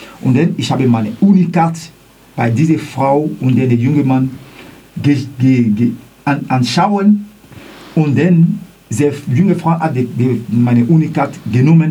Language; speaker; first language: German; non-native, learner; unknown